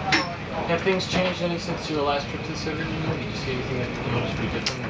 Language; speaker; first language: English; native; English